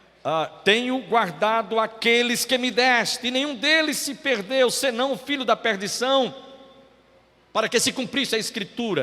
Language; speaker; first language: Portuguese; native; Portuguese